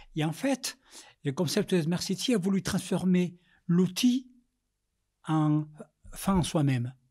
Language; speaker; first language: French; non-native, fluent; Spanish